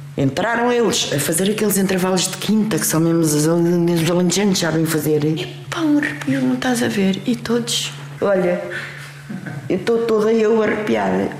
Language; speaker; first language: Portuguese; early bilingual, other home language; French